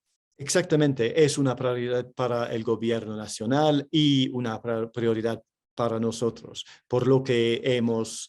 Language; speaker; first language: Spanish; non-native, fluent; English